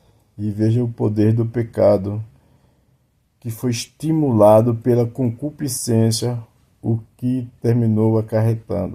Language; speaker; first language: Portuguese; native; Portuguese